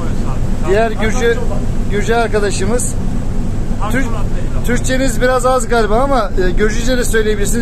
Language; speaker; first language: Turkish; native; Turkish